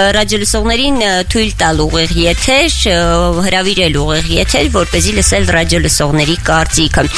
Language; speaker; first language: Armenian; native; Armenian